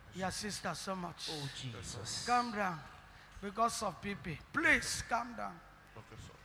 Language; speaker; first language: English; non-native, local second language; Ibibio